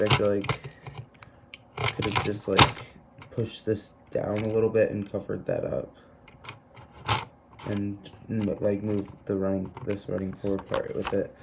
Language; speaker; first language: English; native; English